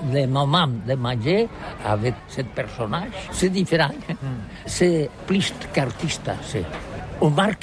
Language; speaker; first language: French; non-native, learner; Catalan